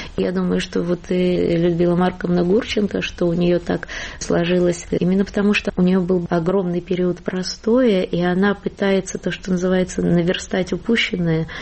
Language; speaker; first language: Russian; native; Russian